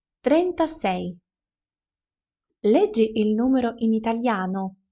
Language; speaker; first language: Italian; non-native, fluent; Ukrainian